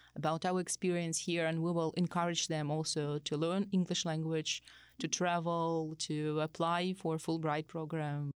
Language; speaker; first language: English; non-native, fluent; Russian